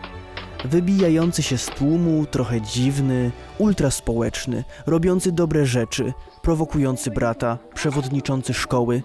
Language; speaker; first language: Polish; native; Polish